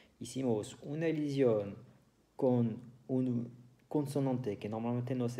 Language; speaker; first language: Spanish; non-native, fluent; French